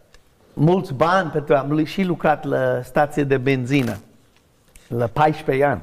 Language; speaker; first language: Romanian; non-native, learner; English